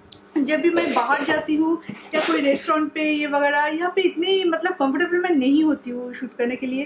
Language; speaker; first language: Hindi; non-native, local second language; Bangla